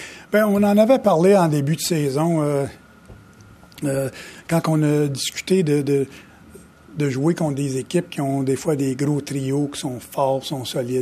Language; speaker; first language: French; native; French